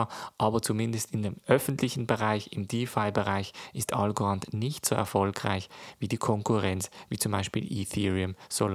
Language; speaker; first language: German; native; German